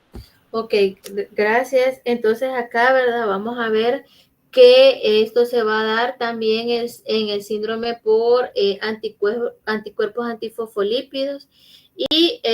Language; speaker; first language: Spanish; native; Spanish